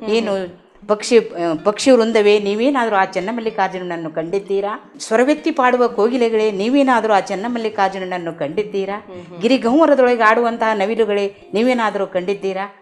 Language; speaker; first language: Kannada; native; Kannada